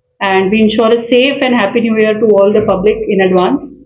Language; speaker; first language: English; non-native, local second language; Telugu